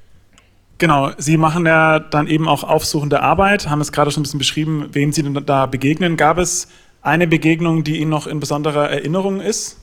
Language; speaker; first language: German; native; German